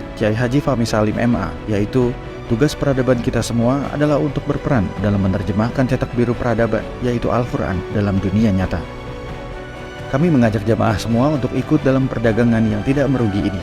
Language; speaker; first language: Indonesian; native; Indonesian